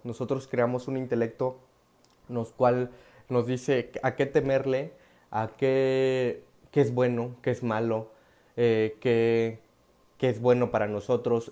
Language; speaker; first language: Spanish; native; Spanish